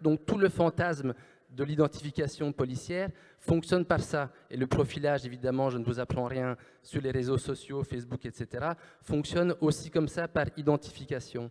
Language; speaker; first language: French; native; French